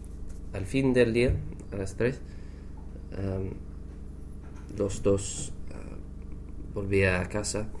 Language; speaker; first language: Spanish; non-native, learner; English